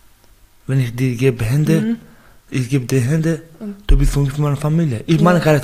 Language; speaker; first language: German; non-native, learner; Persian